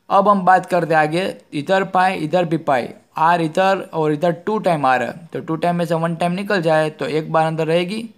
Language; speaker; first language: Hindi; non-native, local second language; Gujarati